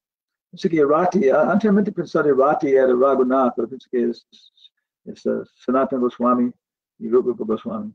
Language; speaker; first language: Spanish; non-native, learner; English